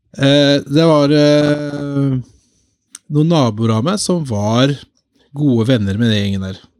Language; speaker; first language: Norwegian; native; Norwegian